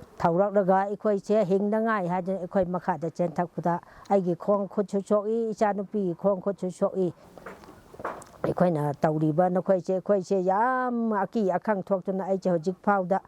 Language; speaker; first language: Manipuri; non-native, local second language; Tangkhul Naga (India)